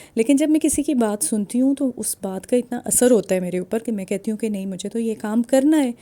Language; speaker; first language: Urdu; non-native, local second language; Punjabi